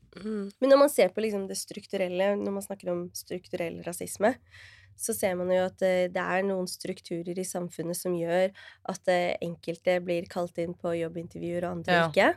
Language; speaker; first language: Norwegian; early bilingual, other home language; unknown